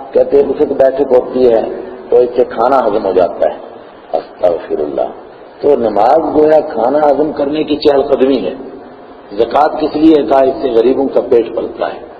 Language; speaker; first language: Urdu; non-native, local second language; Gujari